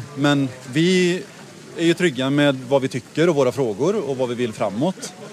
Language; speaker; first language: Swedish; native; Swedish